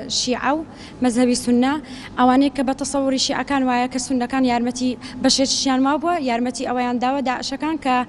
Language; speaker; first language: Central Kurdish; non-native, local second language; Turkmen